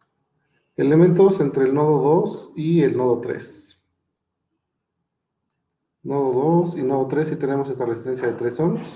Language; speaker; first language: Spanish; native; Spanish